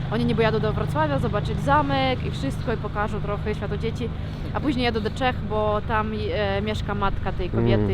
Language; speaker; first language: Polish; non-native, fluent; Ukrainian